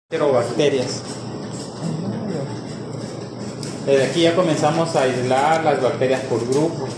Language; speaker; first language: Spanish; native; Spanish